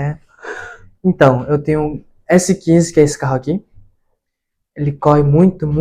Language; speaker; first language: Portuguese; early bilingual, heritage; Portuguese